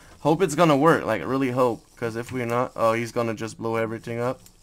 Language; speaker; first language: English; non-native, fluent; French